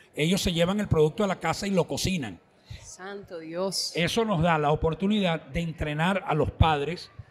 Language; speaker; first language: Spanish; native; Spanish